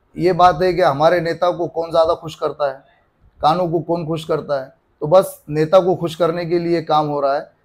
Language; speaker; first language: Hindi; non-native, local second language; Marathi